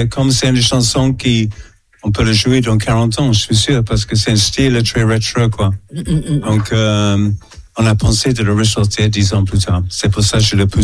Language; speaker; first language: French; non-native, fluent; English